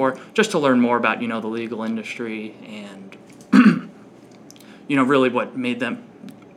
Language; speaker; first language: English; native; English